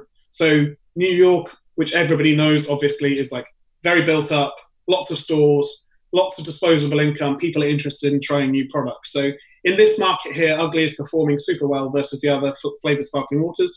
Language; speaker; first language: English; native; English